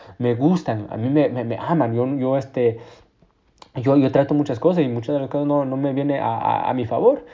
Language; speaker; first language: Spanish; early bilingual, heritage; Spanish